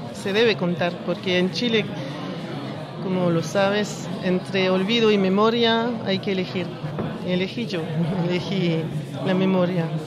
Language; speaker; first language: Spanish; early bilingual, heritage; French